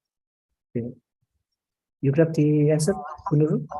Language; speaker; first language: English; non-native, learner; Indonesian